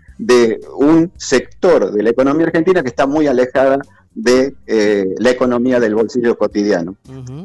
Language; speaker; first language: Spanish; native; Spanish